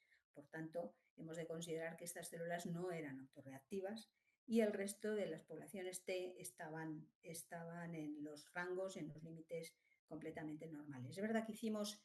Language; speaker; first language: Spanish; native; Spanish